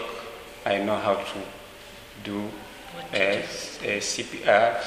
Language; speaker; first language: English; non-native, local second language; Swahili